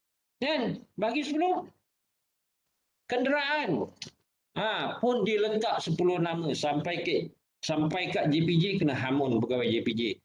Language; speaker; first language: Malay; native; Malay